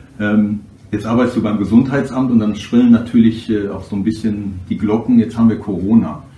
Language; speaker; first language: German; native; German